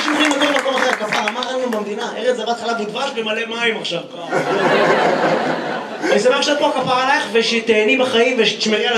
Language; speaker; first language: Hebrew; native; Hebrew